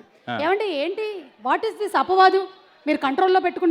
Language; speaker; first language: Telugu; native; Telugu